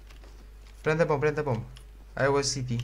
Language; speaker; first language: English; non-native, learner; Romanian